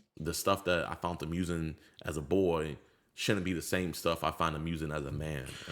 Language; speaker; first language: English; native; English